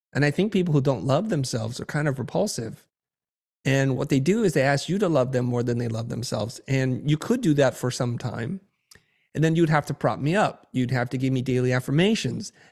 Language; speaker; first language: English; early bilingual, other home language; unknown